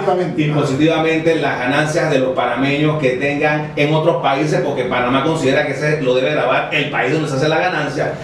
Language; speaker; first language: Spanish; native; Spanish